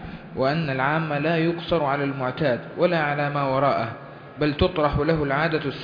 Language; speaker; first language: Arabic; native; Arabic